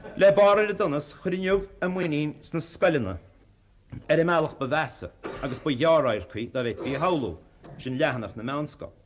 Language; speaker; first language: Irish; native; Irish